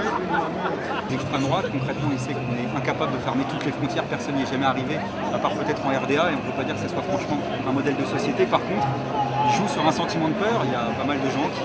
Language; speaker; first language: French; native; French